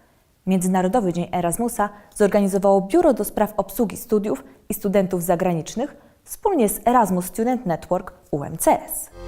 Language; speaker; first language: Polish; native; Polish